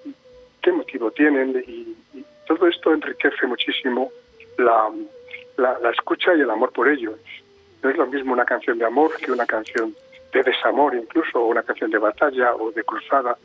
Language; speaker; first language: Spanish; native; Spanish